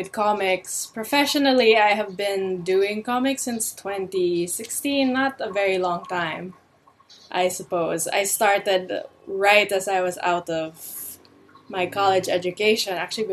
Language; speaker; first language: English; non-native, local second language; Filipino